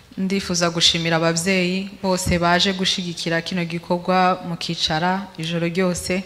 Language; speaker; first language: Kinyarwanda; native; Kinyarwanda